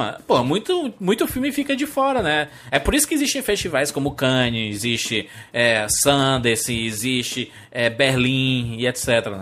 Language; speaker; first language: Portuguese; native; Portuguese